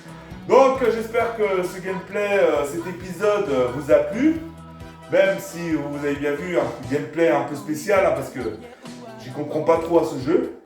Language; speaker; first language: French; native; French